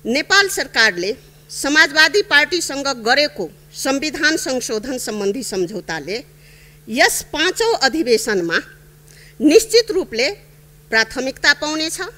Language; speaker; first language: Nepali; non-native, local second language; Maithili